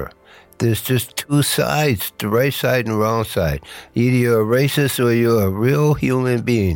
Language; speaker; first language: English; native; English